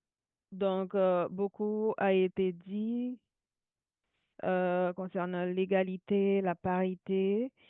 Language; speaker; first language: French; non-native, local second language; Haitian Creole